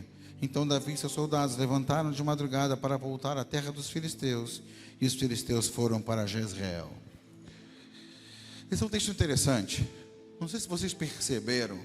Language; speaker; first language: Portuguese; native; Portuguese